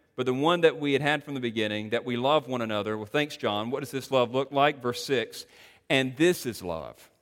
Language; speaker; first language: English; native; English